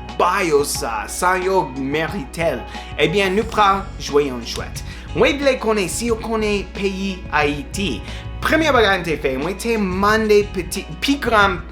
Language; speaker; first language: Haitian Creole; non-native, fluent; English